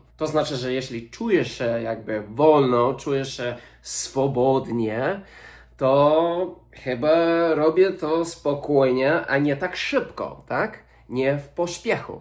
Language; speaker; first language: Polish; non-native, fluent; English